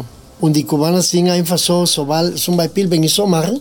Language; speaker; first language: German; non-native, fluent; Spanish